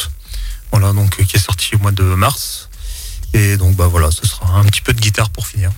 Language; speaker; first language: French; native; French